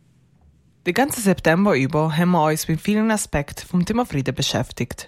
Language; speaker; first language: German; native; German